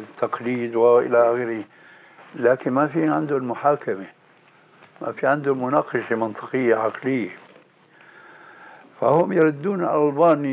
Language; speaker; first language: Arabic; native; Arabic